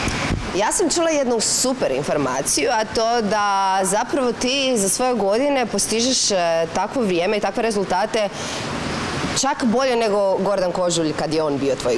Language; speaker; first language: Croatian; native; Croatian